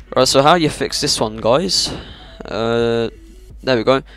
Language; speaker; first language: English; native; English